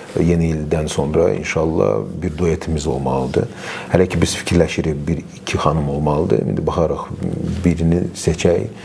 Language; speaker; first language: Azerbaijani; non-native, local second language; Russian